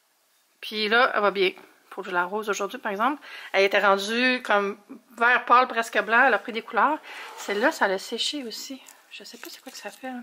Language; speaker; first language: French; native; French